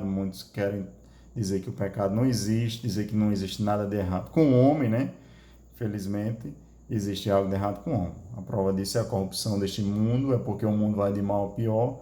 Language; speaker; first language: Portuguese; native; Portuguese